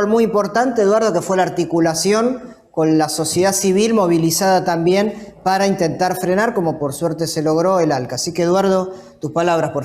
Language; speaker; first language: Spanish; native; Spanish